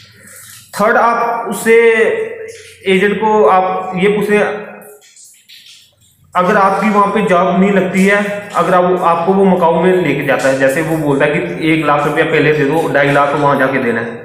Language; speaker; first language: Hindi; native; Hindi